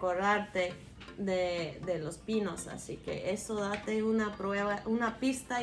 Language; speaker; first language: Spanish; non-native, fluent; English